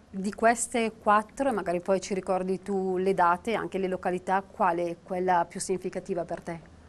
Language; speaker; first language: Italian; native; Italian